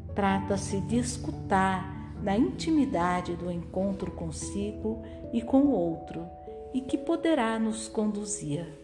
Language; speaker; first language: Portuguese; non-native, fluent; French